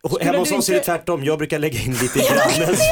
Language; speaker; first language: Swedish; native; Swedish